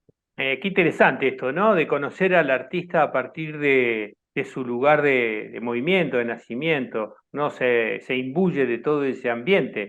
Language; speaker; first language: Spanish; native; Spanish